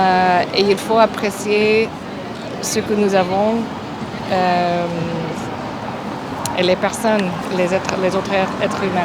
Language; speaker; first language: French; non-native, fluent; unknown